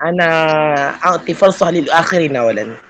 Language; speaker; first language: Arabic; non-native, fluent; Malay